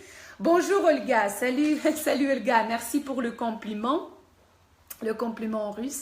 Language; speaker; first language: French; non-native, fluent; Russian